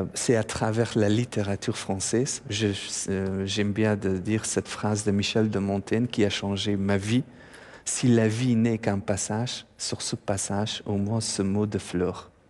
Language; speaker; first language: French; non-native, fluent; Persian